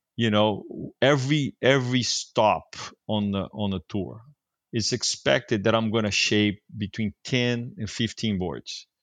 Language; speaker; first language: English; non-native, fluent; Portuguese